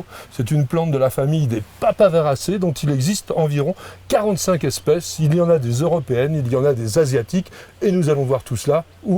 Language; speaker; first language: French; native; French